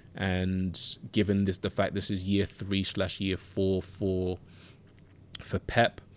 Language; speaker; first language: English; native; English